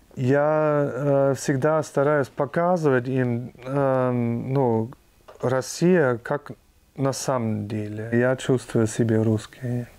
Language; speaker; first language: Russian; non-native, fluent; German